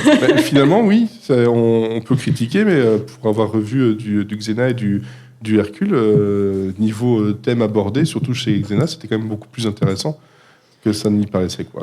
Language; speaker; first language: French; native; French